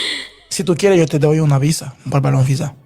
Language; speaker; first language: Spanish; non-native, learner; Haitian Creole